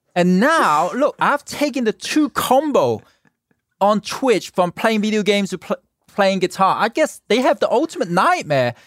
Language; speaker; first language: English; non-native, local second language; Cantonese